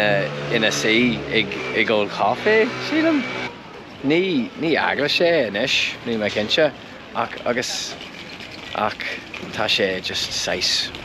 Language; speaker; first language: Irish; non-native, local second language; English